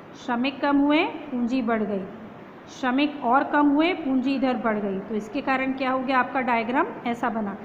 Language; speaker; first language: Hindi; native; Hindi